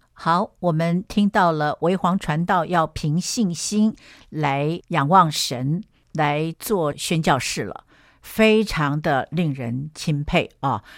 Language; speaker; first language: Chinese; native; Chinese